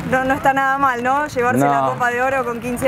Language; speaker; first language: Spanish; native; Spanish